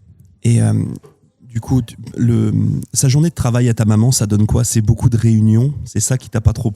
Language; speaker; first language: French; native; French